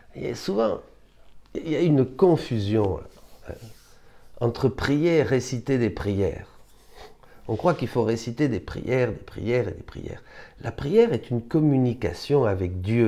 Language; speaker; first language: French; native; French